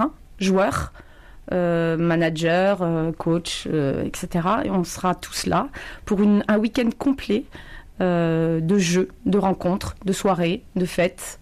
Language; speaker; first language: French; native; French